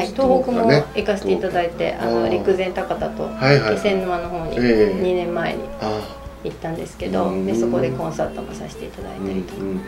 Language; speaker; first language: Japanese; native; Japanese